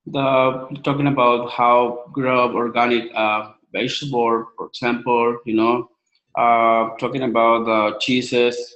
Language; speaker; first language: English; non-native, learner; Spanish